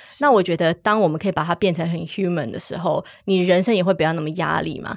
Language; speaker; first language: Chinese; early bilingual, heritage; Chinese